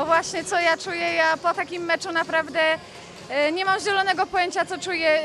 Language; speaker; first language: Polish; native; Polish